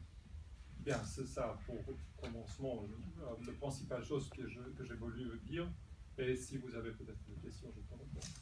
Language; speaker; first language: French; non-native, fluent; Serbian